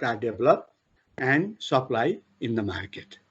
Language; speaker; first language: English; non-native, local second language; Nepali